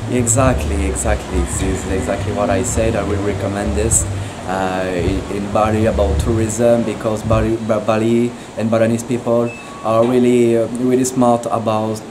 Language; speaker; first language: English; non-native, learner; French